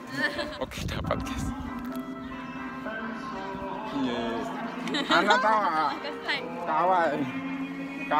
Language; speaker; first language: Japanese; non-native, learner; Javanese